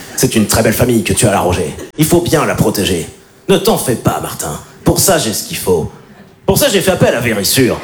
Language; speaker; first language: French; native; French